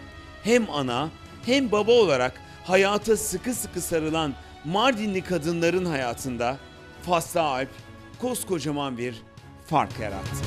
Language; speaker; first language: Turkish; native; Turkish